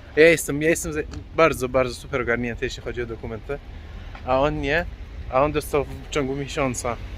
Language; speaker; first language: Polish; non-native, fluent; Persian